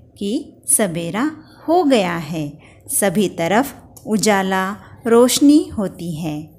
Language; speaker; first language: Hindi; non-native, local second language; Marathi